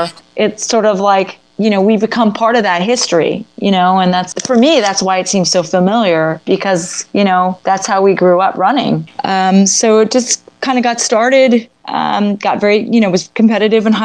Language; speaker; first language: English; native; English